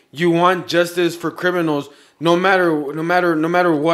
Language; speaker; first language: English; early bilingual, other home language; Spanish